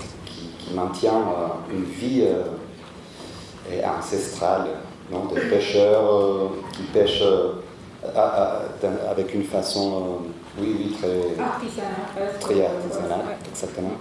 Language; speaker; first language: French; non-native, fluent; Spanish